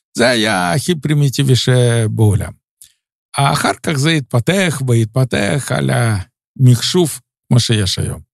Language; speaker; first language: Hebrew; non-native, fluent; Russian